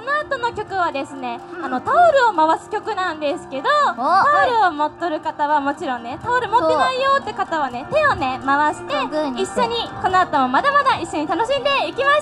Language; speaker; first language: Japanese; native; Japanese